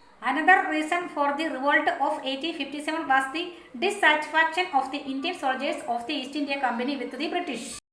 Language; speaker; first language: English; non-native, local second language; Malayalam